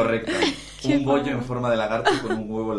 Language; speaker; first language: Spanish; native; Spanish